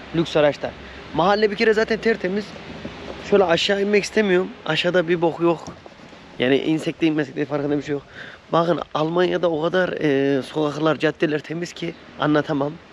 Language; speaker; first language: Turkish; native; Turkish